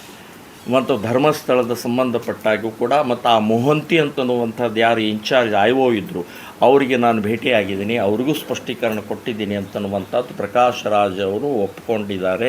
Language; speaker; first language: Kannada; native; Kannada